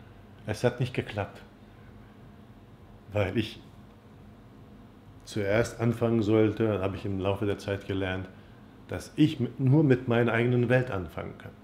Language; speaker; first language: German; non-native, fluent; Turkish